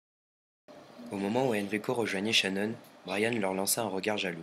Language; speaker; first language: French; native; French